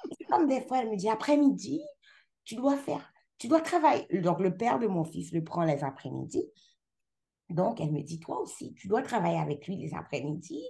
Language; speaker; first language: French; non-native, local second language; Haitian Creole